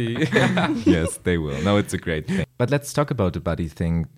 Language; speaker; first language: English; non-native, fluent; German